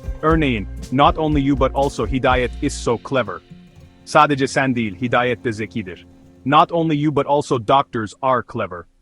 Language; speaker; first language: English; non-native, fluent; Turkish